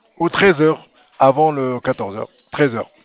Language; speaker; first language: French; non-native, local second language; Arabic